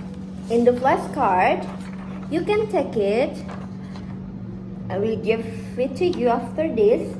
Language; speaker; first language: English; non-native, fluent; Indonesian